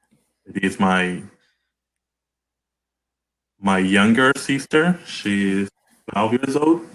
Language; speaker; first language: English; non-native, learner; Portuguese